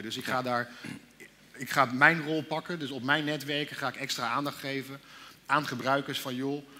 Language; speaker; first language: Dutch; native; Dutch